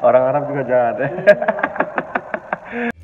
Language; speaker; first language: Indonesian; non-native, learner; Amharic